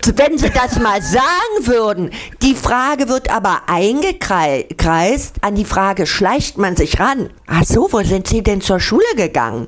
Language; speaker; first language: German; native; German